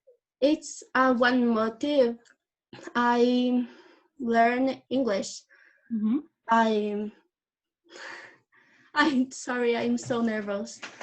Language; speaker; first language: English; non-native, learner; Portuguese